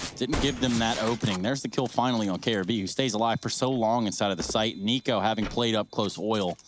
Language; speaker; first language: English; native; English